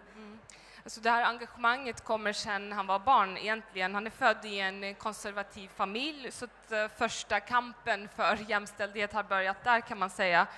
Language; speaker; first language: Swedish; early bilingual, other home language; Turkish